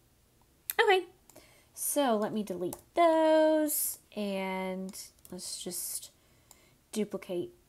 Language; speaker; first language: English; native; English